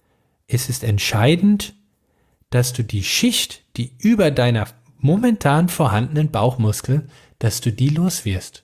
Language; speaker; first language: German; native; German